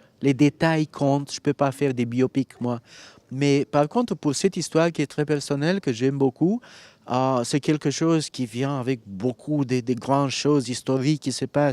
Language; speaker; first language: French; non-native, fluent; Romanian